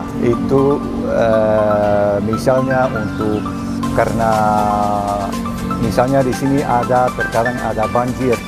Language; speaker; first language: Indonesian; non-native, learner; Dutch